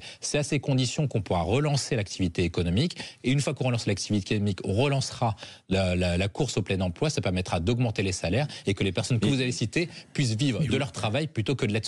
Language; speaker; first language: French; native; French